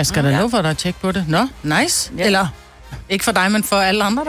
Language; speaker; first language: Danish; native; Danish